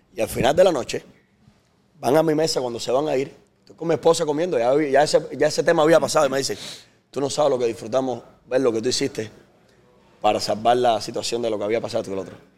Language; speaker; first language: Spanish; native; Spanish